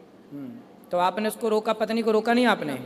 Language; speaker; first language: Hindi; native; Hindi